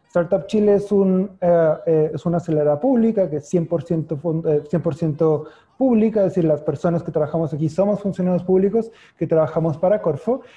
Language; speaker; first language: Spanish; native; Spanish